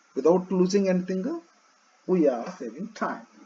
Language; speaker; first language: English; non-native, local second language; Kannada